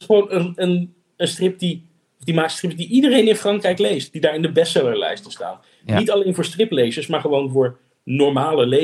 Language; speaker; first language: Dutch; native; Dutch